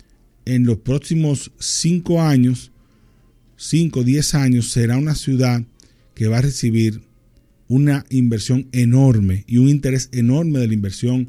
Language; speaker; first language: Spanish; native; Spanish